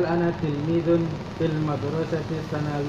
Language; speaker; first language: Arabic; non-native, learner; Indonesian